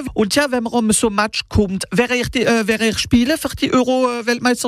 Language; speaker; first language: German; non-native, local second language; Swiss German